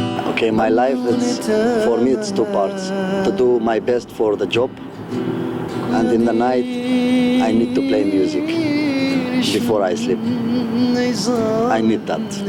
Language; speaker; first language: English; non-native, fluent; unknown